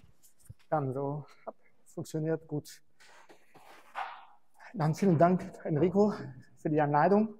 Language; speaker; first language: German; non-native, fluent; French